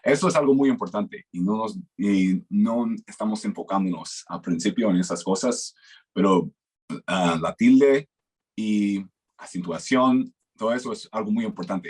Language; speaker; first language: Spanish; non-native, fluent; English